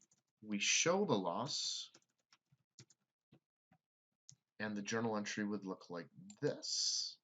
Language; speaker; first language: English; native; English